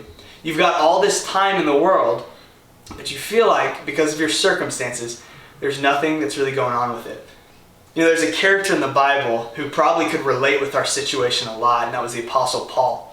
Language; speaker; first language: English; native; English